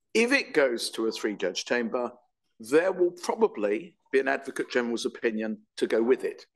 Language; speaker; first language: English; native; English